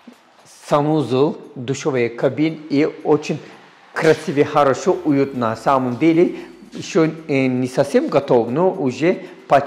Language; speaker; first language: Russian; non-native, learner; Turkish